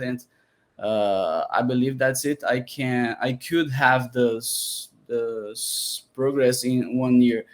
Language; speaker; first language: English; non-native, learner; Portuguese